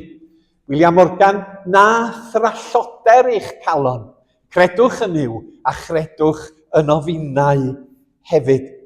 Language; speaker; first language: Welsh; native; Welsh